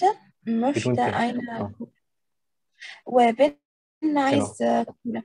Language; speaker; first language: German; non-native, learner; Arabic